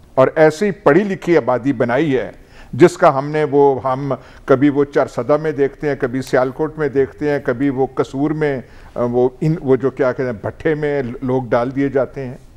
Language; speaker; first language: Urdu; non-native, local second language; Punjabi